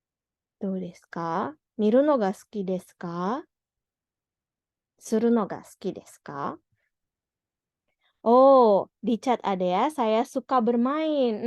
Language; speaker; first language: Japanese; non-native, fluent; Indonesian